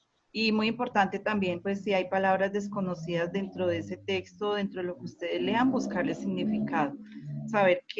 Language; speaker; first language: Spanish; native; Spanish